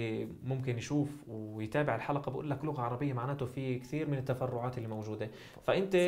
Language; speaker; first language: Arabic; native; Arabic